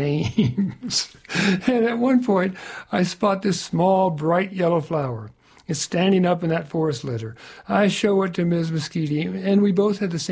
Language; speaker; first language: English; native; English